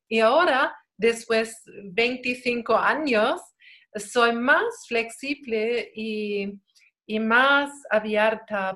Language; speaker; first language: Spanish; non-native, learner; German